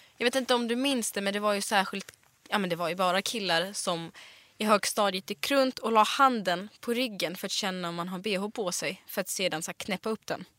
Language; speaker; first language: Swedish; early bilingual, other home language; Russian